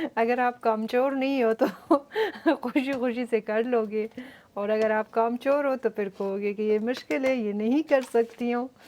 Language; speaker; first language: Urdu; native; Urdu